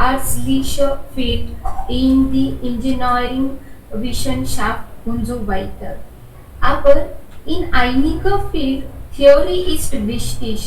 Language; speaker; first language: German; non-native, learner; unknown